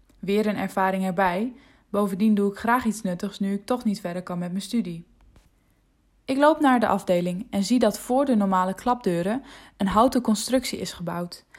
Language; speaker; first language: Dutch; non-native, local second language; Western Frisian